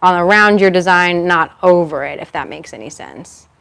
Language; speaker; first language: English; native; English